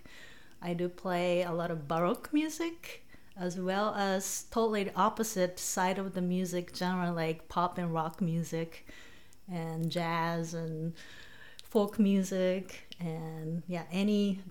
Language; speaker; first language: English; non-native, fluent; Japanese